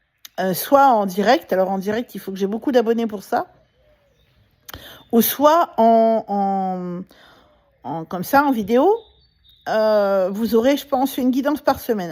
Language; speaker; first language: French; native; French